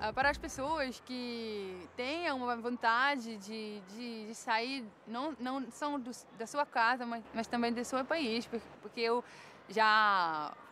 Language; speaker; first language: Portuguese; non-native, fluent; Czech